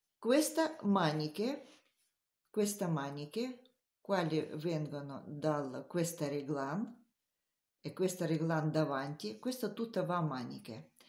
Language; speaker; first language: Italian; non-native, learner; Romanian